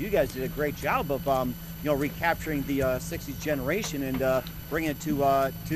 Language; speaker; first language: English; native; English